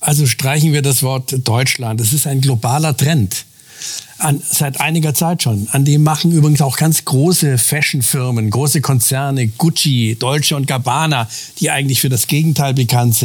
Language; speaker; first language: German; native; German